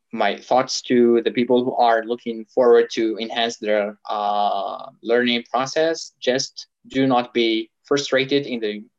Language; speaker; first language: English; non-native, fluent; Arabic